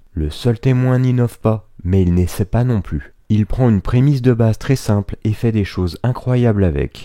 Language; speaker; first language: French; native; French